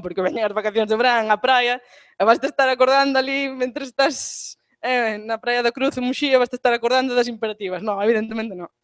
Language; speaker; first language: Galician; native; Galician